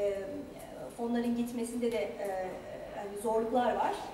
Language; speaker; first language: Turkish; native; Turkish